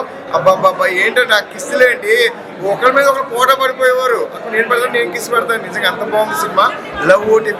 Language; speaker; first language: Telugu; native; Telugu